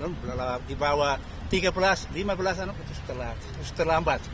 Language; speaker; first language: Indonesian; early bilingual, heritage; Indonesian